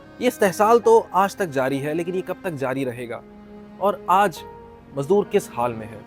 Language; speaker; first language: Urdu; native; Urdu